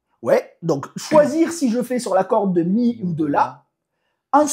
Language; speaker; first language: French; native; French